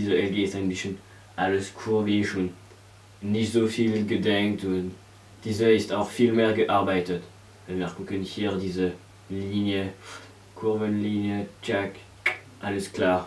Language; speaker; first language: German; non-native, learner; French